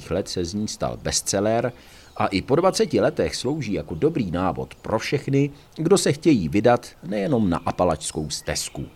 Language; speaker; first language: Czech; native; Czech